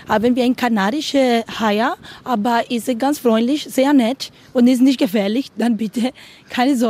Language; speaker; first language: German; non-native, learner; Spanish